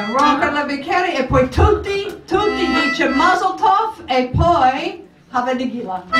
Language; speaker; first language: Italian; non-native, fluent; English